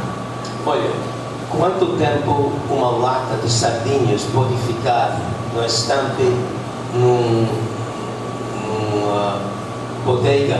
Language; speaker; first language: Portuguese; non-native, fluent; English